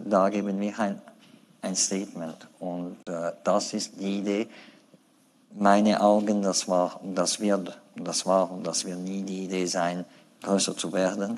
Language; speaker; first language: German; non-native, fluent; French